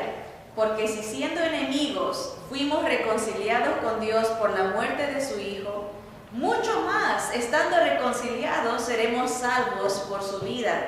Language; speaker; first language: Spanish; native; Spanish